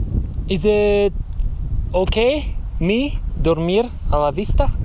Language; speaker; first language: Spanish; non-native, learner; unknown